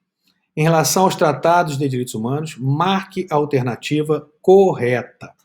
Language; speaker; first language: Portuguese; native; Portuguese